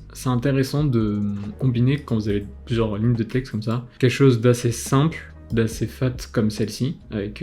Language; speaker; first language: French; native; French